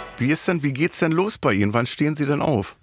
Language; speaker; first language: German; native; German